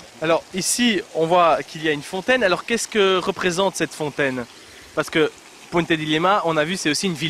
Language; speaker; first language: French; native; French